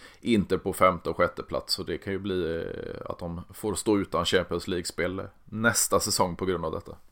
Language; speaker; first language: Swedish; native; Swedish